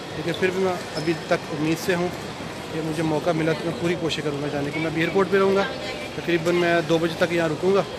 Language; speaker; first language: Hindi; non-native, local second language; Punjabi